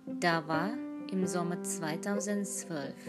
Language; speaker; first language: German; non-native, learner; Indonesian